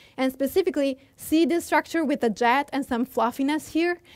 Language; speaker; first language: English; non-native, fluent; Italian